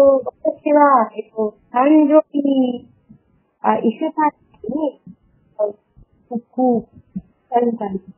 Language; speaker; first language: Japanese; non-native, learner; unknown